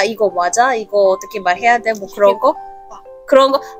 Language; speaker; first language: Korean; non-native, fluent; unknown